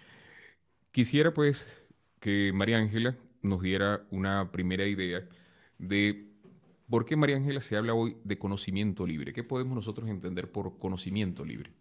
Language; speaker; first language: Spanish; native; Spanish